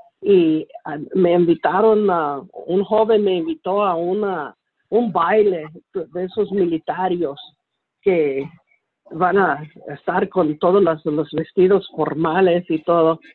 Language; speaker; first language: Spanish; early bilingual, heritage; Spanish